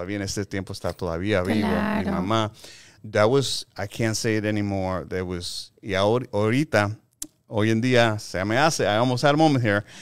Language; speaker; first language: Spanish; early bilingual, heritage; Spanish